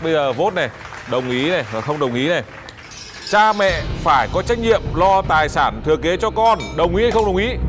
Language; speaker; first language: Vietnamese; native; Vietnamese